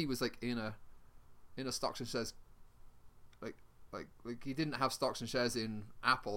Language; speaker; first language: English; native; English